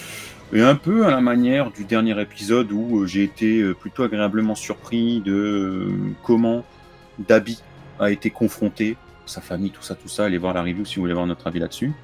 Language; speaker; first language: French; native; French